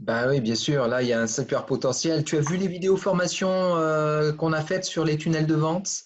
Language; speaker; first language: French; native; French